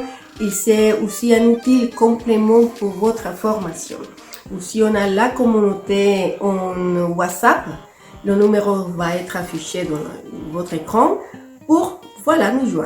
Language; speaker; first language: French; non-native, fluent; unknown